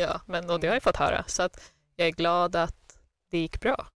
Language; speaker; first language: Swedish; early bilingual, other home language; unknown